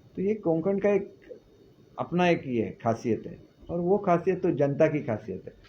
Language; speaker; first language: Hindi; non-native, local second language; Marathi